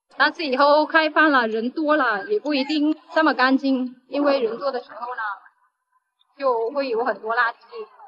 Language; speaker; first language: Chinese; non-native, fluent; Vietnamese